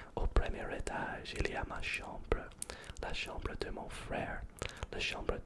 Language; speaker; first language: French; non-native, learner; English